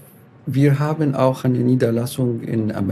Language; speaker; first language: German; non-native, fluent; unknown